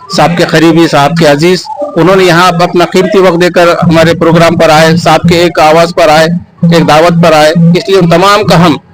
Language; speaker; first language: Hindi; non-native, local second language; Urdu